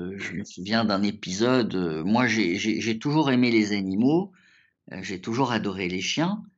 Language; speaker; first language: French; early bilingual, other home language; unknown